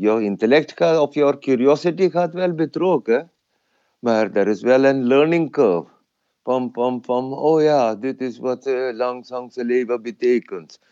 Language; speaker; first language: Dutch; non-native, fluent; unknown